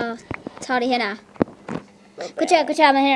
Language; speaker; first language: Welsh; non-native, local second language; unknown